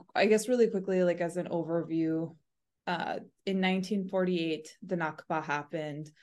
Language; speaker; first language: English; early bilingual, other home language; Urdu